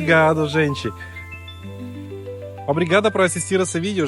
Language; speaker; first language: Portuguese; non-native, learner; Russian